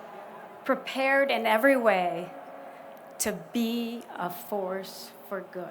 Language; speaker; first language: English; native; English